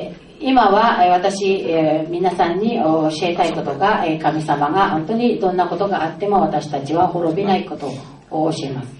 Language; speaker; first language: Japanese; non-native, fluent; Filipino